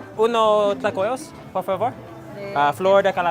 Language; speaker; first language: Spanish; non-native, learner; English